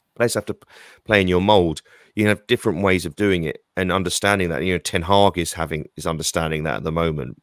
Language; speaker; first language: English; native; English